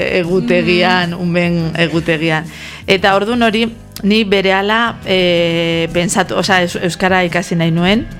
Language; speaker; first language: Basque; non-native, local second language; Spanish